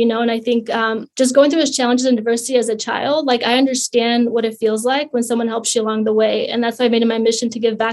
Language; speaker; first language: English; early bilingual, other home language; Polish